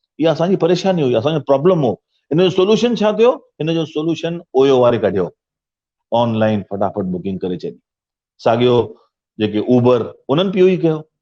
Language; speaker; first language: Sindhi; early bilingual, heritage; Sindhi